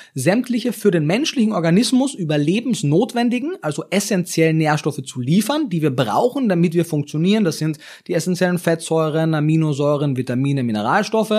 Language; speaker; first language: German; native; German